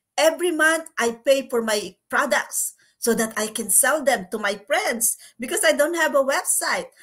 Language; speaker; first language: English; non-native, local second language; Filipino